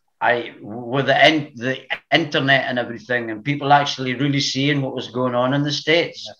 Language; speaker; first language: English; native; English